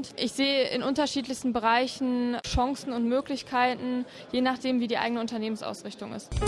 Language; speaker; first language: German; native; German